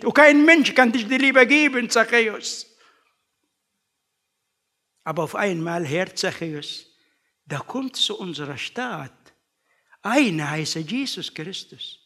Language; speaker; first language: German; non-native, learner; Arabic